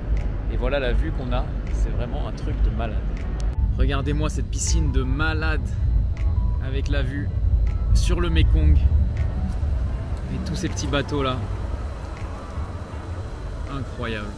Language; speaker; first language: French; native; French